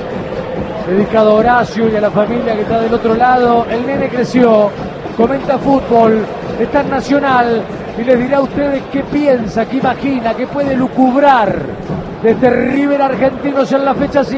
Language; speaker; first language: Spanish; native; Spanish